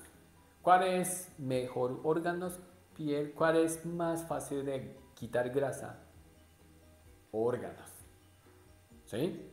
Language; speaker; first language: Spanish; non-native, learner; Japanese